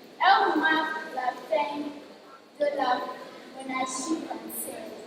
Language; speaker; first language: French; non-native, learner; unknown